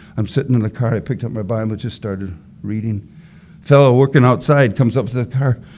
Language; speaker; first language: English; native; English